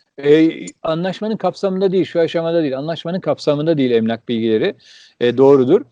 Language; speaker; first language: Turkish; early bilingual, heritage; Turkish